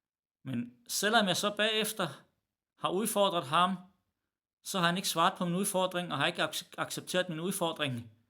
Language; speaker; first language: Danish; early bilingual, other home language; Arabic